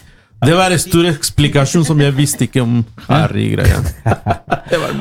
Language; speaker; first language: Swedish; non-native, learner; Spanish